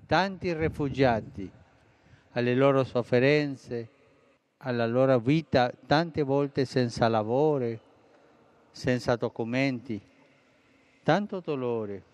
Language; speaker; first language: Italian; non-native, fluent; Spanish